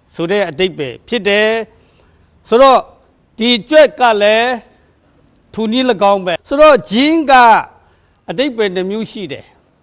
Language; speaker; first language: Burmese; non-native, local second language; Kachin